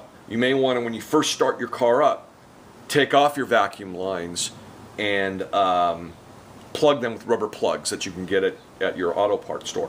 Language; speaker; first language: English; native; English